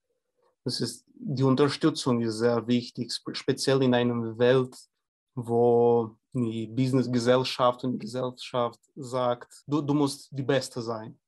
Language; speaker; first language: German; non-native, fluent; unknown